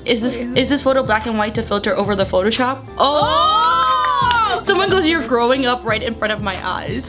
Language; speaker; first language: English; early bilingual, other home language; Vietnamese